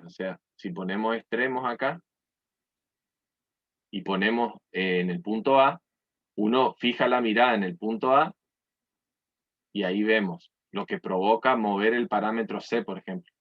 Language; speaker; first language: Spanish; native; Spanish